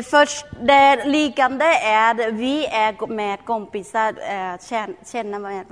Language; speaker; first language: Swedish; non-native, learner; Thai